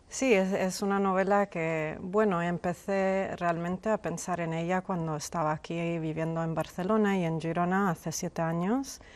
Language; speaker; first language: Spanish; non-native, fluent; Persian